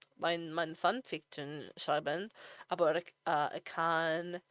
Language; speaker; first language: German; non-native, learner; English